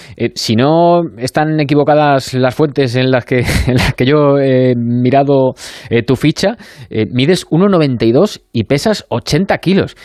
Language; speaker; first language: Spanish; native; Spanish